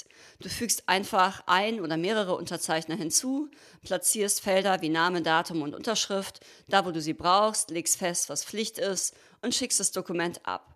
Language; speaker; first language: German; native; German